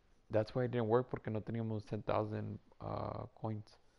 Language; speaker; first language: English; early bilingual, other home language; Spanish